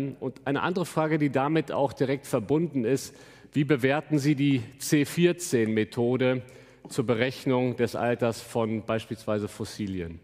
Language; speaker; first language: German; native; German